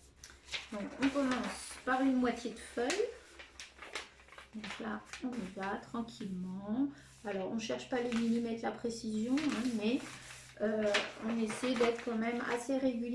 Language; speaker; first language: French; native; French